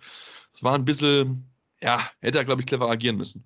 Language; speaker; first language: German; native; German